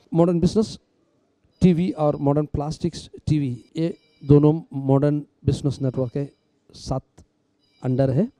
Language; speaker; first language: Hindi; non-native, local second language; Malayalam